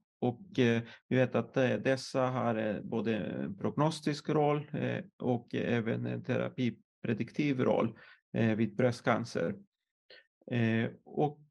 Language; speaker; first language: Swedish; non-native, fluent; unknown